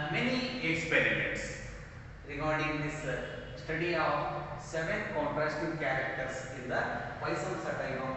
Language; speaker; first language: English; non-native, local second language; Kannada